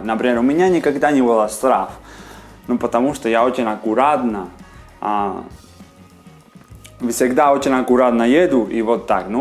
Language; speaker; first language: Russian; non-native, fluent; Spanish